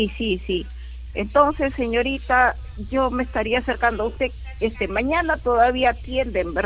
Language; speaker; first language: Spanish; native; Spanish